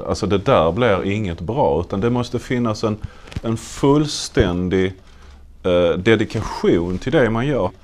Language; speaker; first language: Swedish; native; Swedish